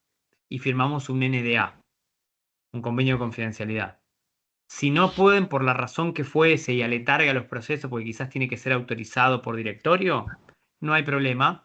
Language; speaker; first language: Spanish; native; Spanish